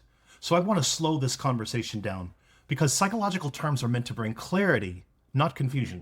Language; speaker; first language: English; native; English